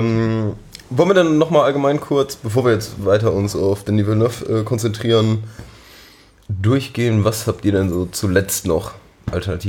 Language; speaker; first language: German; native; German